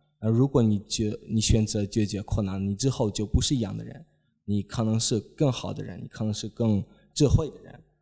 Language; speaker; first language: Chinese; non-native, fluent; Polish